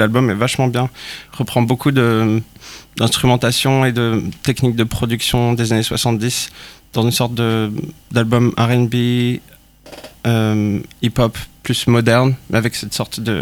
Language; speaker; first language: French; native; French